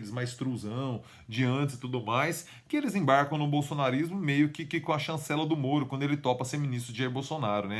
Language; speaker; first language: Portuguese; native; Portuguese